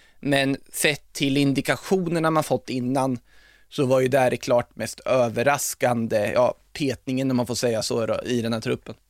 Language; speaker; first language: Swedish; native; Swedish